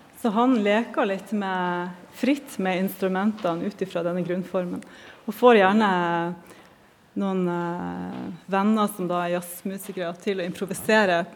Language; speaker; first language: Norwegian; native; Norwegian